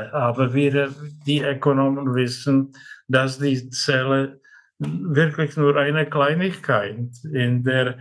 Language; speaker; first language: German; non-native, fluent; Czech